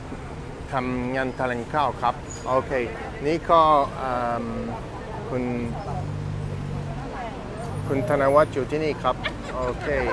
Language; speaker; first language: Thai; non-native, fluent; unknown